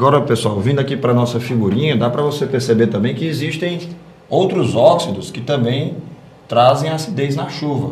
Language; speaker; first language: Portuguese; native; Portuguese